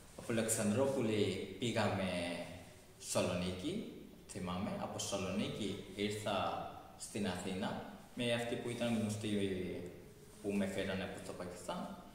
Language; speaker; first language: Greek; non-native, fluent; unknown